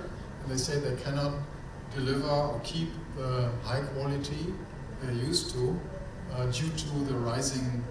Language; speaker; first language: English; non-native, fluent; German